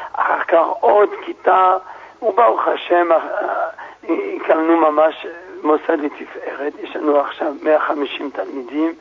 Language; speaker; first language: Hebrew; non-native, fluent; French